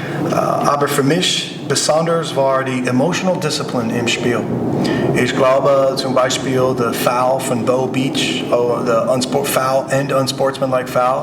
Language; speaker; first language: German; non-native, learner; English